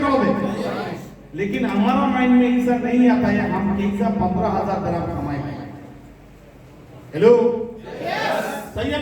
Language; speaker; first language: Hindi; non-native, local second language; Bangla